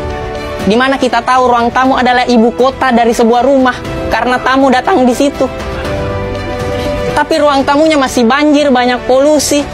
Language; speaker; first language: Indonesian; native; Indonesian